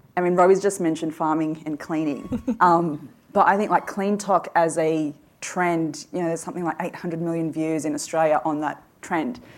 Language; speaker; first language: English; early bilingual, other home language; Hindi